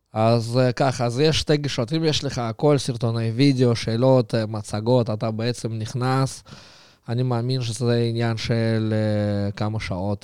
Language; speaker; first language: Hebrew; early bilingual, other home language; Russian